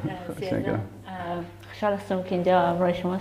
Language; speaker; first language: Persian; native; Persian